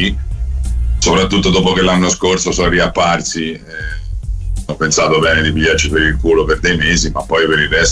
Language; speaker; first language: Italian; native; Italian